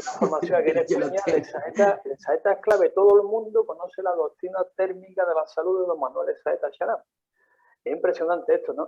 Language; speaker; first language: Spanish; native; Spanish